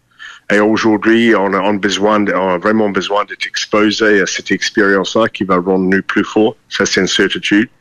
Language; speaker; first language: French; non-native, fluent; English